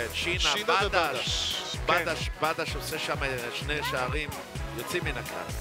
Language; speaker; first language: Hebrew; native; Hebrew